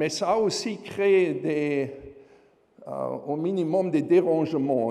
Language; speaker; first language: French; non-native, fluent; German